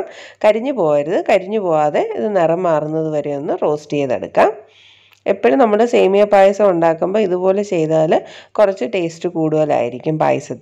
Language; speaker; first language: Malayalam; native; Malayalam